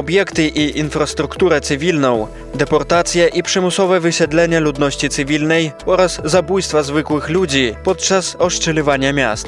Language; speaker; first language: Polish; native; Polish